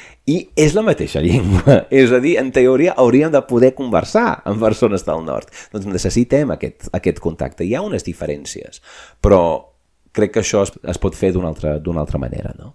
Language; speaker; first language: Catalan; non-native, fluent; English